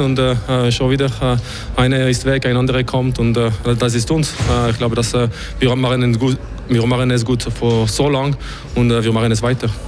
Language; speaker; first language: German; non-native, local second language; French